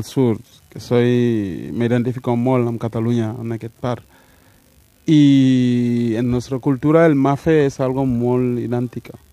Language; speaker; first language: Catalan; non-native, fluent; Mandingo